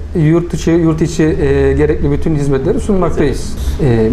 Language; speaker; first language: Turkish; native; Turkish